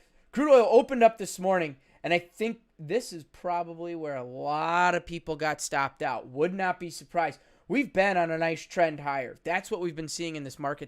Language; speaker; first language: English; native; English